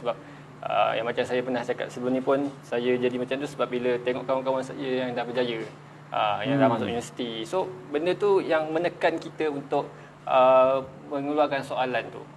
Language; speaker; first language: Malay; native; Malay